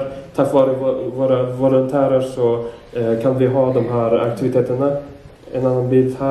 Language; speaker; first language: Swedish; non-native, fluent; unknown